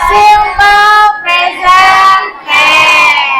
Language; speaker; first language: English; non-native, learner; Indonesian